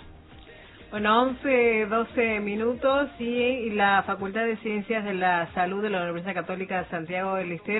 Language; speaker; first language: Spanish; native; Spanish